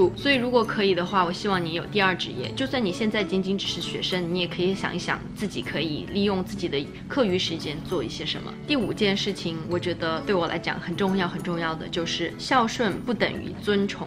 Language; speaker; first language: Chinese; native; Chinese